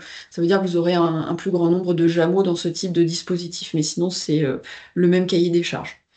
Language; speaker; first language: French; native; French